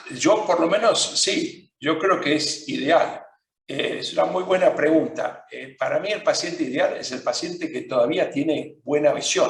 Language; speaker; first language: Spanish; non-native, fluent; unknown